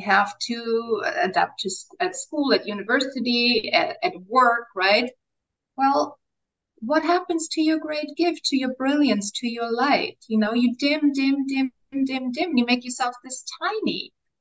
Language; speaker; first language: English; non-native, fluent; German